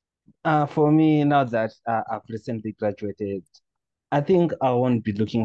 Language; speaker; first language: English; non-native, local second language; Shona